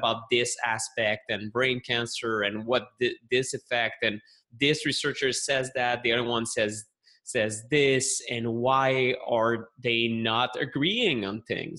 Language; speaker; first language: English; non-native, fluent; French